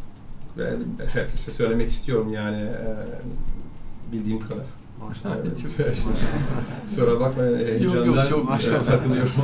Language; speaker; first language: Turkish; non-native, learner; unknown